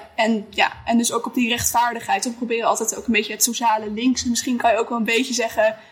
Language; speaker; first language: Dutch; native; Dutch